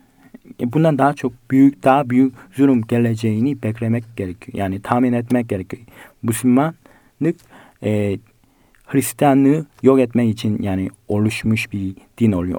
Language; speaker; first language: Turkish; non-native, fluent; Korean